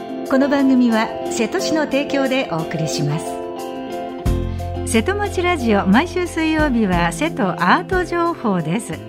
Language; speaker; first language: Japanese; native; Japanese